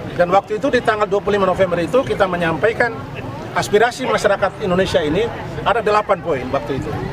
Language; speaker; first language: Indonesian; non-native, local second language; Tetum